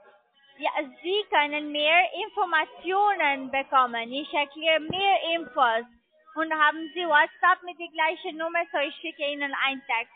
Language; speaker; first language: German; non-native, learner; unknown